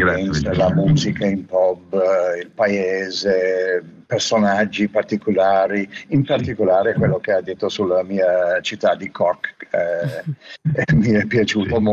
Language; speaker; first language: Italian; non-native, fluent; English